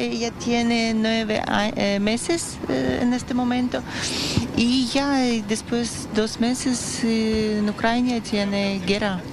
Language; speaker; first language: Spanish; non-native, learner; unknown